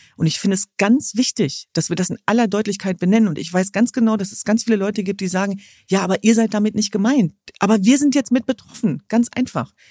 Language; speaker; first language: German; early bilingual, other home language; Kurdish